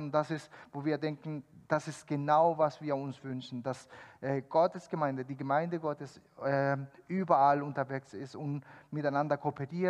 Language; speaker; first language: German; non-native, fluent; Spanish